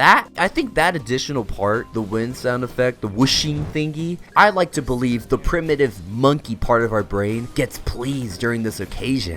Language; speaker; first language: English; native; English